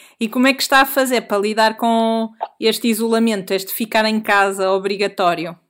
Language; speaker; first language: Portuguese; native; Portuguese